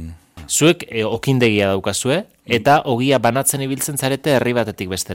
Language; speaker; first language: Basque; native; Basque